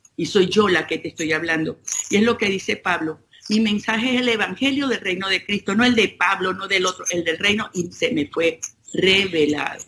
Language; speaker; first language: Spanish; native; Spanish